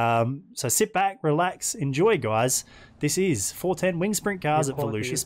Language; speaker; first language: English; native; English